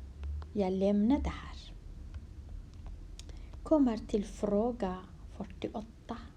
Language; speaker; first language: Swedish; non-native, fluent; Kurdish